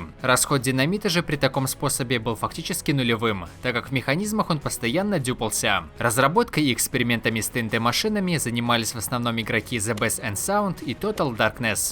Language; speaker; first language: Russian; native; Russian